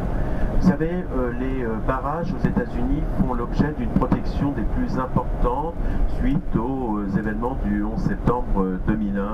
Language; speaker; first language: French; native; French